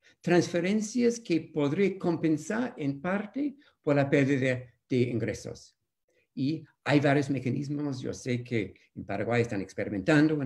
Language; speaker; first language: Spanish; non-native, fluent; English